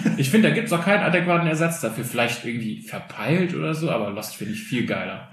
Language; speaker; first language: German; early bilingual, other home language; Albanian